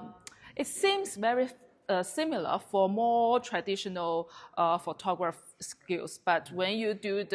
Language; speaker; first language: English; non-native, learner; Chinese